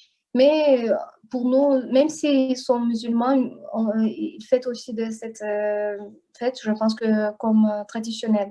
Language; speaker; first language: French; non-native, learner; Azerbaijani